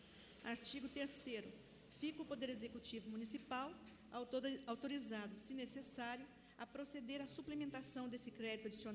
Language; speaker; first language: Portuguese; native; Portuguese